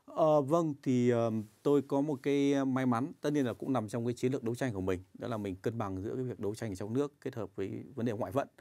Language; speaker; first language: Vietnamese; native; Vietnamese